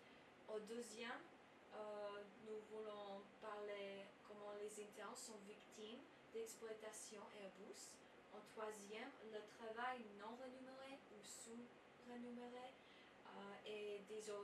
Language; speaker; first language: French; non-native, learner; English